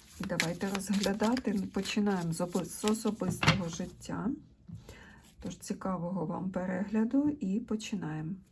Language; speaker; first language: Ukrainian; non-native, local second language; Russian